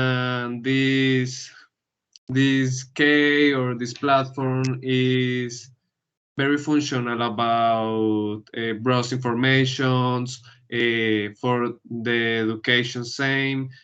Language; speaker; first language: English; non-native, learner; Spanish